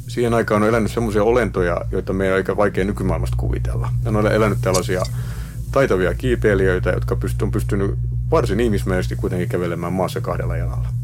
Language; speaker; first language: Finnish; native; Finnish